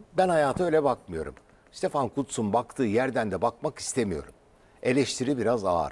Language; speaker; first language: Turkish; native; Turkish